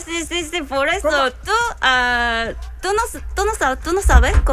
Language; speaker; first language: Spanish; non-native, learner; Korean